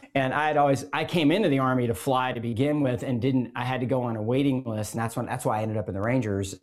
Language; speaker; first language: English; native; English